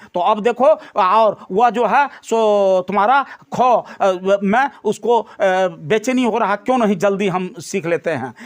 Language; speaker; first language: Hindi; native; Hindi